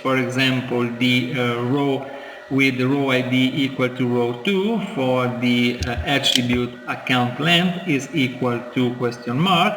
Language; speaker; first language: English; non-native, fluent; Italian